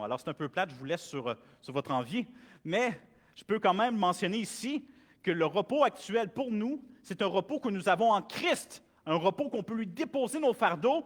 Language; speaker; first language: French; native; French